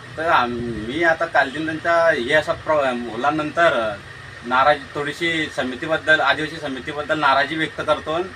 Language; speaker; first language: Marathi; non-native, local second language; Bhili